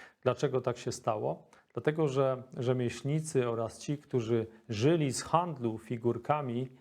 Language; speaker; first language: Polish; native; Polish